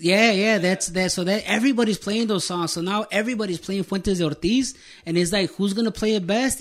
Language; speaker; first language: English; early bilingual, other home language; Spanish